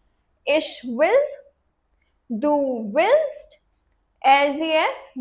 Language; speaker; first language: German; non-native, fluent; Hindi